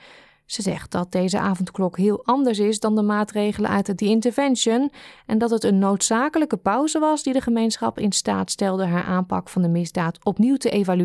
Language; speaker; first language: Dutch; native; Dutch